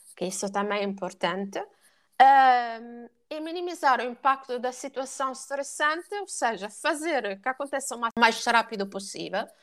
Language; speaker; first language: Portuguese; non-native, fluent; Italian